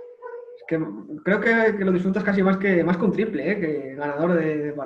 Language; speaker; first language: Spanish; native; Spanish